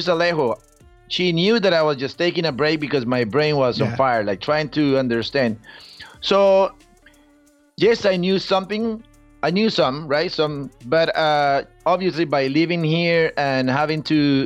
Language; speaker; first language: English; non-native, fluent; Spanish